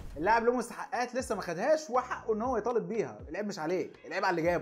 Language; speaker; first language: Arabic; native; Arabic